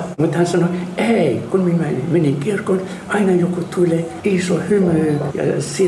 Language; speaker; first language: Finnish; non-native, fluent; Arabic